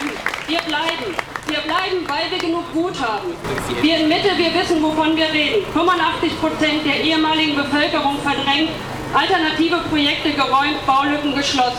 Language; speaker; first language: German; native; German